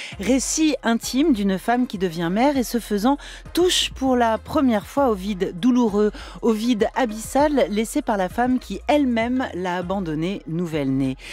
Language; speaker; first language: French; native; French